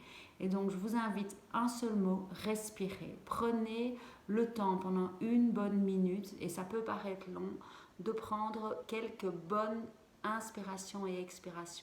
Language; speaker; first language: French; native; French